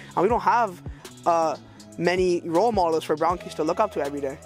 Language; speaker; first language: English; native; English